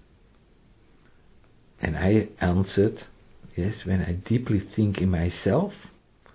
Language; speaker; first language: English; non-native, learner; Dutch